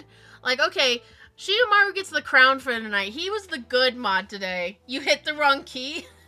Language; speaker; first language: English; native; English